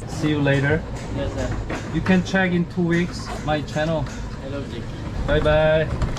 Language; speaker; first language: English; non-native, learner; Korean